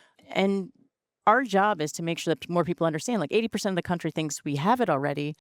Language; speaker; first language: English; native; English